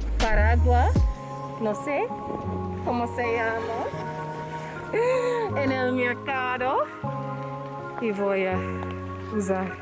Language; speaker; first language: Spanish; non-native, learner; English